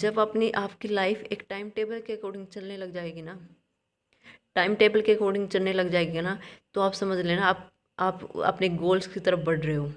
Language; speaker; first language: Hindi; native; Hindi